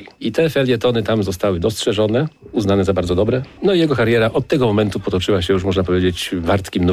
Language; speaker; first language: Polish; native; Polish